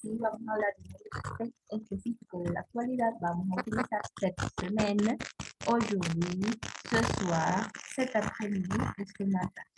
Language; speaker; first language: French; non-native, fluent; Spanish